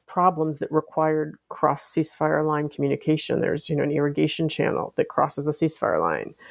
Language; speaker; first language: English; native; English